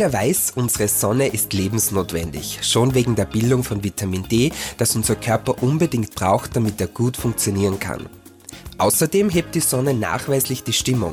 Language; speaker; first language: German; native; German